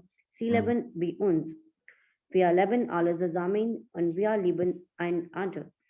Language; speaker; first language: German; non-native, learner; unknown